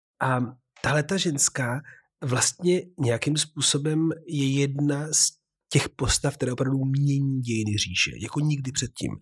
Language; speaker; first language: Czech; native; Czech